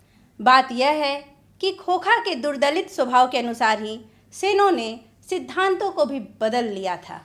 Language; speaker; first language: Hindi; native; Hindi